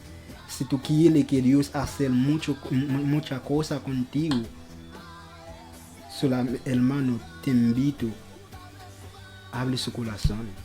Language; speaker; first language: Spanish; non-native, local second language; Haitian Creole